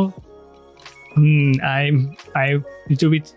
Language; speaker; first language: English; non-native, learner; Japanese